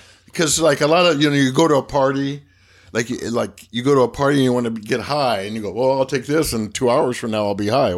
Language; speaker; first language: English; native; English